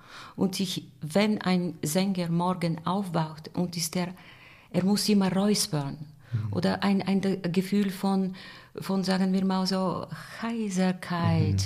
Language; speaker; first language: German; non-native, fluent; Bulgarian